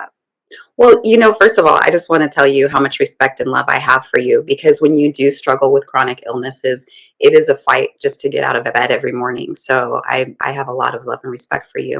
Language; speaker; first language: English; native; English